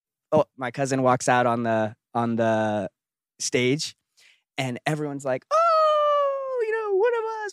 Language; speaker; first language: English; native; English